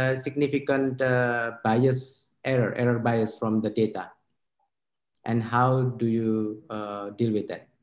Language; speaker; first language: English; non-native, fluent; Indonesian